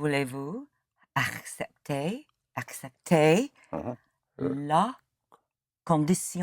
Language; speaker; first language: French; non-native, learner; English